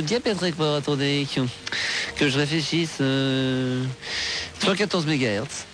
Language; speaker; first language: French; native; French